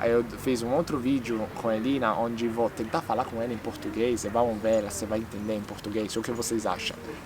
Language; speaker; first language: Portuguese; non-native, fluent; Italian